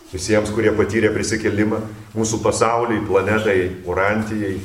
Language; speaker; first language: Lithuanian; native; Lithuanian